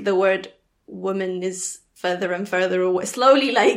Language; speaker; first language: English; non-native, fluent; Spanish